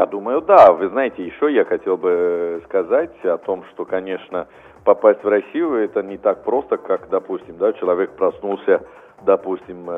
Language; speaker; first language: Russian; non-native, fluent; Italian